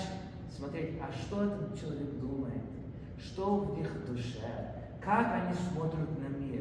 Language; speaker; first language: Russian; non-native, fluent; English